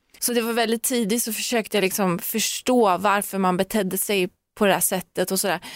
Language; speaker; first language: Swedish; early bilingual, other home language; Persian